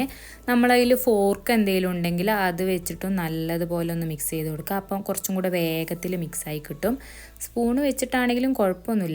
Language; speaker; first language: Malayalam; native; Malayalam